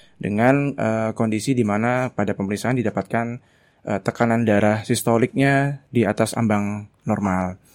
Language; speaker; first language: Indonesian; native; Indonesian